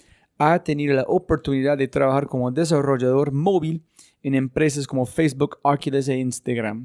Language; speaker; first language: Spanish; non-native, fluent; English